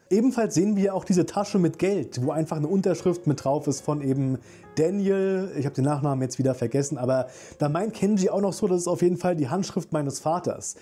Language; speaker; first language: German; native; German